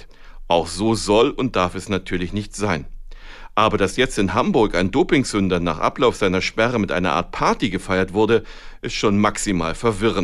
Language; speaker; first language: German; native; German